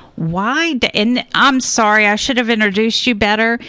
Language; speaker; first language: English; native; English